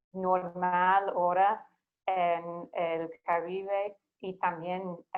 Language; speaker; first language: Spanish; non-native, fluent; English